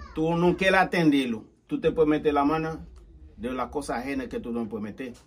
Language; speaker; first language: Spanish; non-native, learner; Haitian Creole